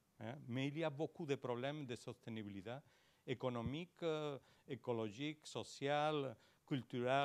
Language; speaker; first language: French; non-native, learner; Spanish